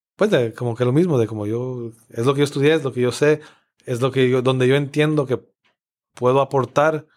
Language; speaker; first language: Spanish; native; Spanish